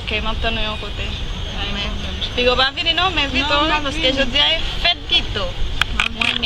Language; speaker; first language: French; non-native, learner; Haitian Creole